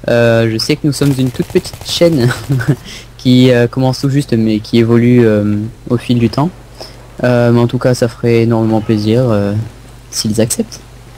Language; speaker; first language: French; native; French